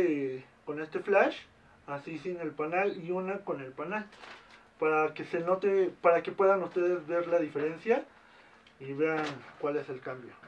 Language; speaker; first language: Spanish; native; Spanish